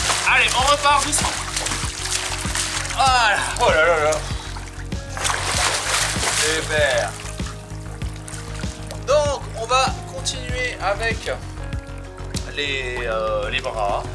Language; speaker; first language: French; native; French